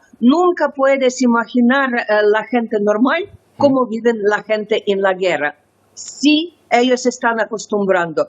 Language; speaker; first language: Spanish; non-native, learner; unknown